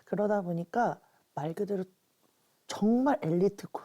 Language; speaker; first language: Korean; native; Korean